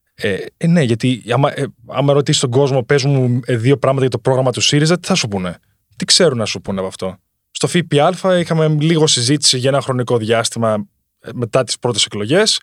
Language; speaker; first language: Greek; early bilingual, heritage; Greek